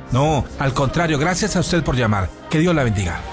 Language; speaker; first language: Spanish; native; Spanish